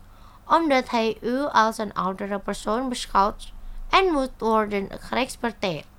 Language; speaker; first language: Dutch; non-native, fluent; Indonesian